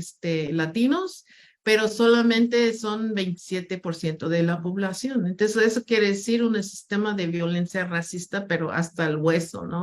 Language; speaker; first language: Spanish; non-native, fluent; English